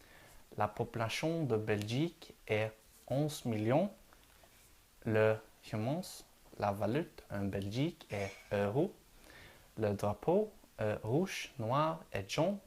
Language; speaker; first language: French; non-native, learner; Norwegian